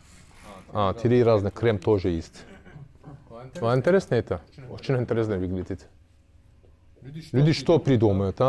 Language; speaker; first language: Russian; non-native, learner; Turkish